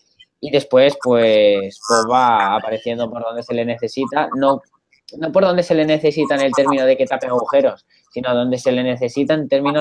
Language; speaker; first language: Spanish; native; Spanish